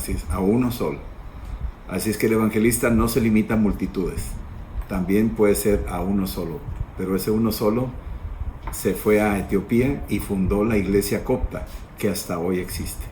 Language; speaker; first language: Spanish; native; Spanish